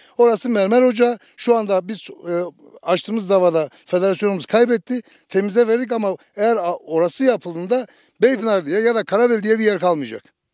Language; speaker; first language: Turkish; native; Turkish